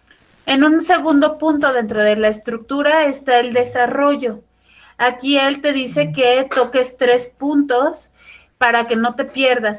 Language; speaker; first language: Spanish; native; Spanish